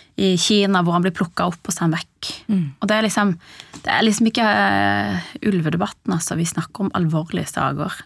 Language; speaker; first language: Norwegian; early bilingual, other home language; Persian